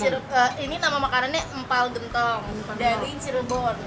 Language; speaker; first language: Indonesian; native; Indonesian